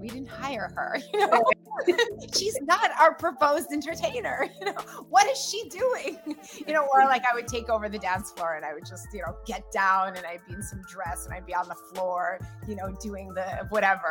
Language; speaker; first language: English; early bilingual, other home language; Russian